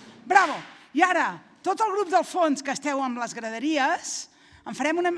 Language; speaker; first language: Catalan; native; Catalan